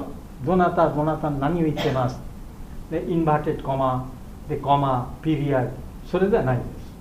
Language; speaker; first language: Japanese; non-native, learner; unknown